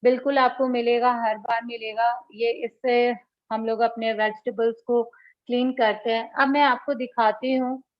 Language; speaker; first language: Hindi; non-native, local second language; Bangla